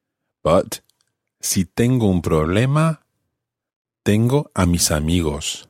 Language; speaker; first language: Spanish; non-native, fluent; English